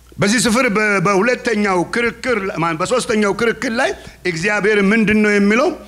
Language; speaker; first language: Amharic; non-native, local second language; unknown